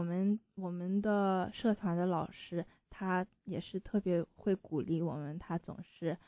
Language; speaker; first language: Chinese; early bilingual, heritage; Chinese